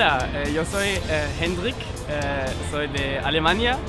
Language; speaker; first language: Spanish; non-native, learner; German